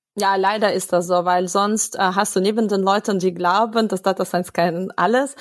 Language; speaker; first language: German; non-native, fluent; Russian